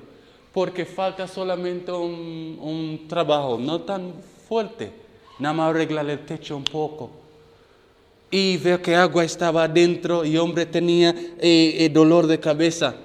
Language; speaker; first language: Spanish; non-native, fluent; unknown